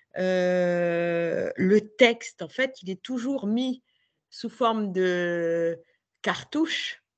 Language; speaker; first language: French; native; French